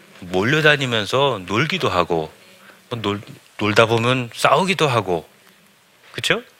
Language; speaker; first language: Korean; early bilingual, heritage; Korean